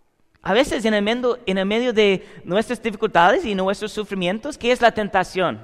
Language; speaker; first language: Spanish; non-native, learner; English